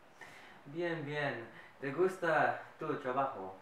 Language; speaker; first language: Spanish; non-native, learner; English